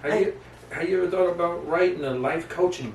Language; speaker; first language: English; native; English